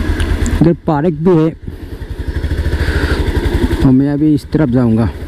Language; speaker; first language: Hindi; non-native, local second language; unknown